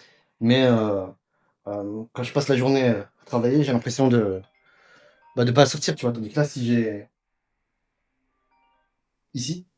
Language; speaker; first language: French; native; French